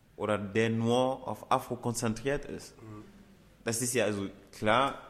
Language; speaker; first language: German; non-native, fluent; Ewe